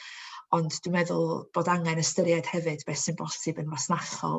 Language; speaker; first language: Welsh; native; Welsh